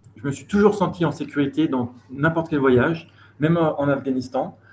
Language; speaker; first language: French; native; French